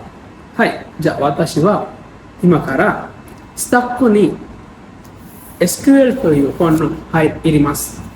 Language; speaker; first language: Japanese; non-native, learner; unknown